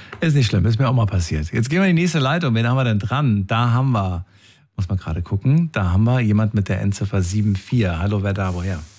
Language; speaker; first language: German; native; German